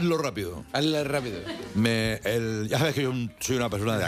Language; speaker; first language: Spanish; native; Spanish